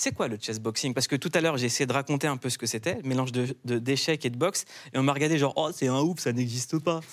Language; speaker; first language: French; native; French